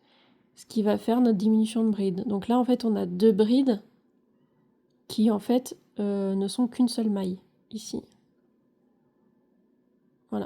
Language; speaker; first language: French; native; French